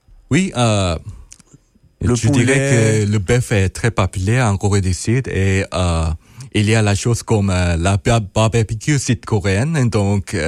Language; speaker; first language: French; non-native, fluent; Korean